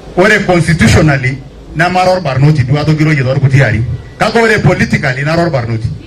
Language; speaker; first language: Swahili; non-native, local second language; Masai